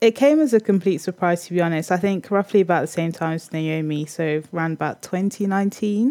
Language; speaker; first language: English; native; English